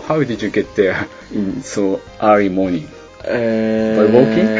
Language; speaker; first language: English; non-native, learner; Japanese